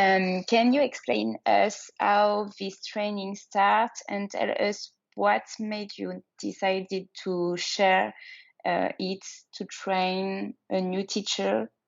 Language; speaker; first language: English; non-native, learner; French